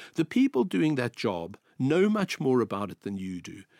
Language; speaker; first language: English; native; English